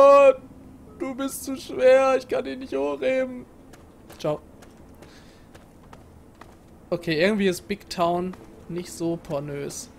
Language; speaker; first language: German; native; German